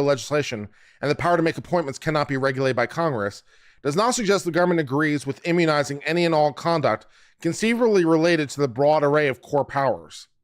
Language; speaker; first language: English; native; English